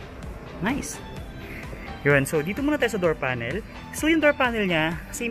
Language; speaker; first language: Filipino; native; Filipino